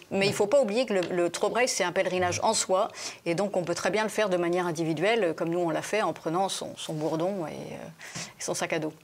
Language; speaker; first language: French; native; French